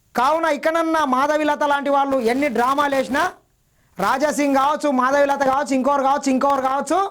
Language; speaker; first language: Telugu; native; Telugu